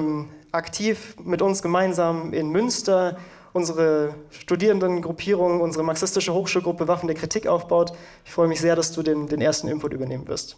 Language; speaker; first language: German; native; German